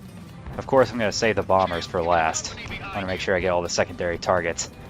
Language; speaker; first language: English; native; English